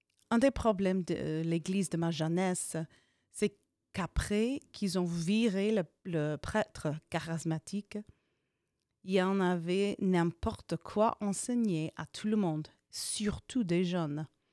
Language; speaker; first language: French; non-native, fluent; English